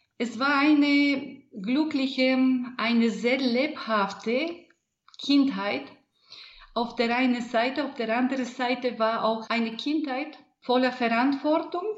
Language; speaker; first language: German; non-native, fluent; Bulgarian